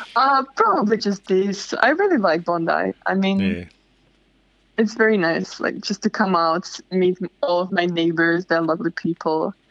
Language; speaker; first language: English; non-native, fluent; Slovak